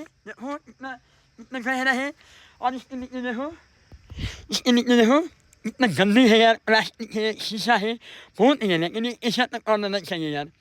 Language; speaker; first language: Hindi; non-native, fluent; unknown